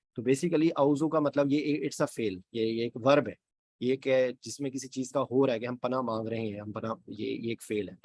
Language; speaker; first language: Urdu; native; Urdu